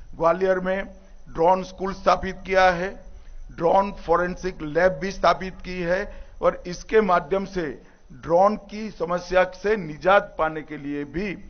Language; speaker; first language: Hindi; non-native, local second language; Gujarati